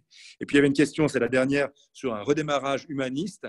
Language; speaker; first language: French; native; French